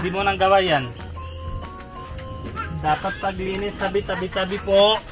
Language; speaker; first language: Filipino; non-native, learner; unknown